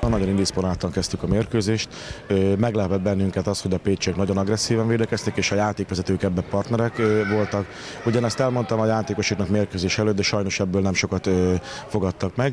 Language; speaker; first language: Hungarian; native; Hungarian